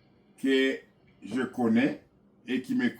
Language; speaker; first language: French; non-native, local second language; Kongo